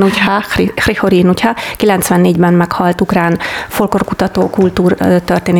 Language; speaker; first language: Hungarian; non-native, learner; Ukrainian